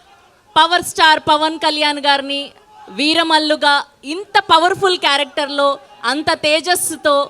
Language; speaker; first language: Telugu; native; Telugu